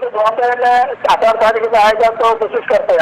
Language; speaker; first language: Hindi; non-native, local second language; Malayalam